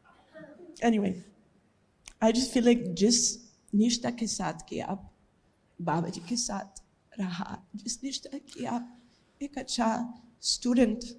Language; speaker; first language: Hindi; non-native, learner; English